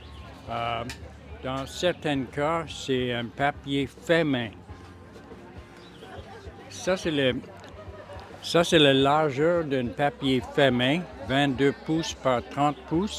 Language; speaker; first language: French; non-native, local second language; English